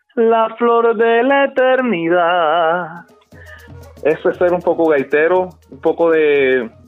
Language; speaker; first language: Spanish; native; Spanish